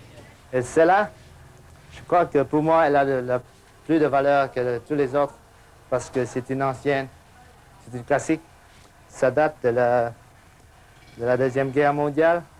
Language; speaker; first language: French; non-native, fluent; Vietnamese